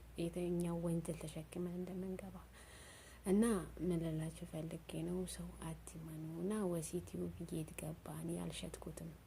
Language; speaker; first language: Amharic; non-native, local second language; Oromo